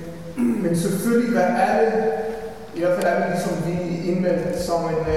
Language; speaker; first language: Danish; non-native, fluent; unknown